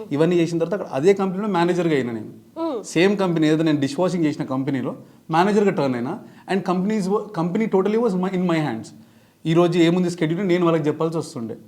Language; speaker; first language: Telugu; native; Telugu